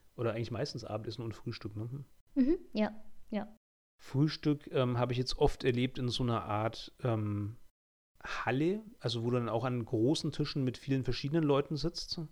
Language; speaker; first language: German; native; German